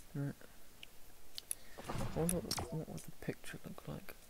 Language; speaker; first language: English; native; English